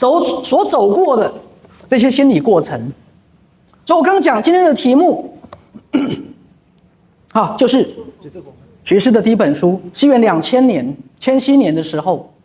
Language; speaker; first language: Chinese; native; Chinese